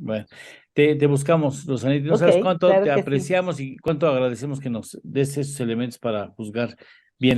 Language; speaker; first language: Spanish; native; Spanish